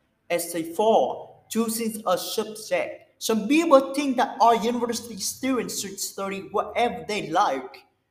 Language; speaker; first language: English; non-native, learner; Vietnamese